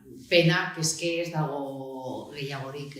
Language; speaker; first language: Basque; non-native, local second language; Spanish